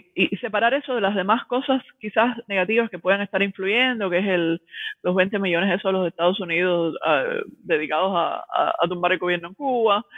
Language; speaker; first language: Spanish; native; Spanish